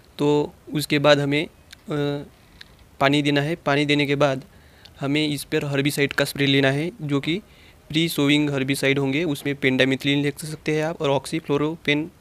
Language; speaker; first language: Hindi; non-native, local second language; Marathi